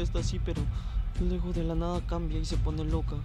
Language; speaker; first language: Spanish; native; Spanish